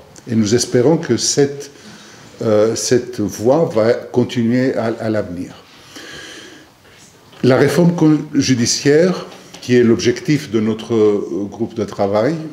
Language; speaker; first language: French; non-native, fluent; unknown